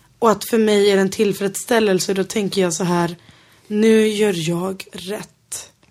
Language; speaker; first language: Swedish; early bilingual, other home language; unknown